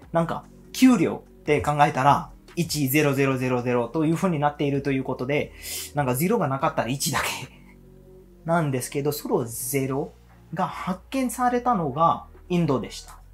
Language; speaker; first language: Japanese; non-native, learner; Hindi